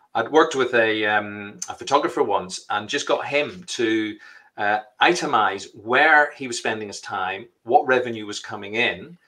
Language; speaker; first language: English; native; English